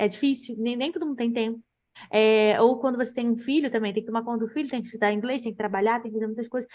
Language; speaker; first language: Portuguese; native; Portuguese